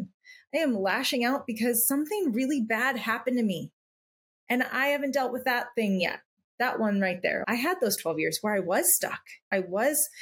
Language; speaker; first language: English; native; English